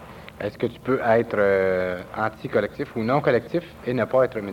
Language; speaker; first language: French; native; French